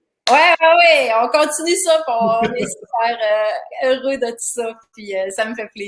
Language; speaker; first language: French; native; French